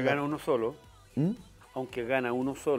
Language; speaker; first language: Spanish; native; Spanish